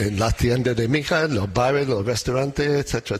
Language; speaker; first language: Spanish; non-native, learner; English